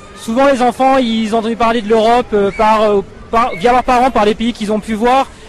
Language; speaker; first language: French; native; French